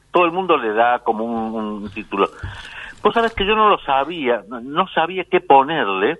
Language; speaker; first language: Spanish; native; Spanish